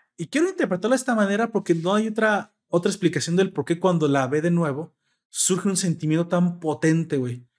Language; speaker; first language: Spanish; native; Spanish